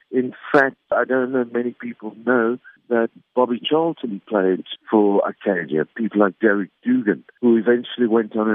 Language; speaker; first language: English; native; English